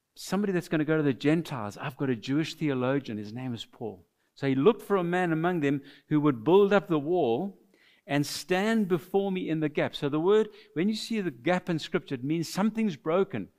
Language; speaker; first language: English; non-native, fluent; French